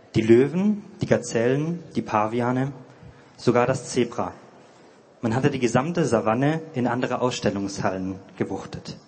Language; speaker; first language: German; native; German